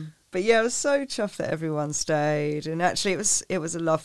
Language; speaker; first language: English; native; English